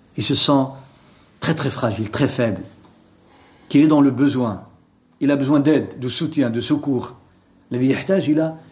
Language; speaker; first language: French; non-native, local second language; Arabic